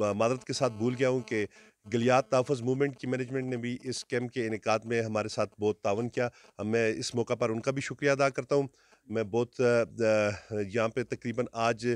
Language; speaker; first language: Urdu; non-native, local second language; Northern Hindko